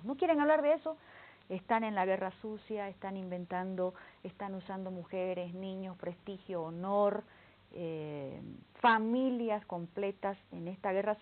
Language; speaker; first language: Spanish; native; Spanish